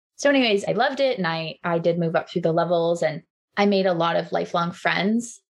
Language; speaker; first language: English; native; English